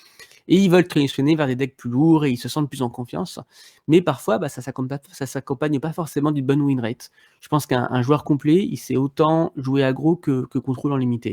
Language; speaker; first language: French; native; French